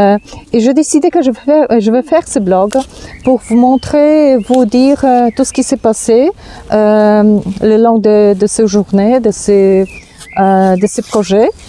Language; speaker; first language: French; non-native, fluent; Polish